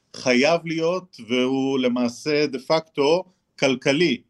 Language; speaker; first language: Hebrew; native; Hebrew